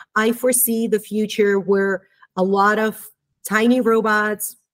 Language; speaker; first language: English; early bilingual, other home language; Romanian